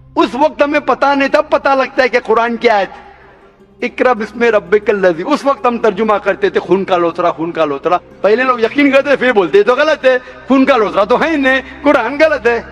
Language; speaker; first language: Hindi; non-native, local second language; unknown